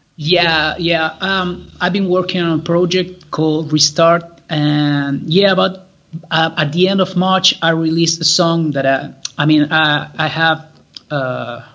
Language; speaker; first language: English; non-native, fluent; Spanish